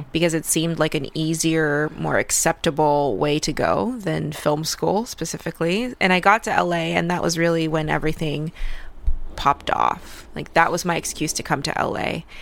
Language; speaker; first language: English; early bilingual, other home language; Russian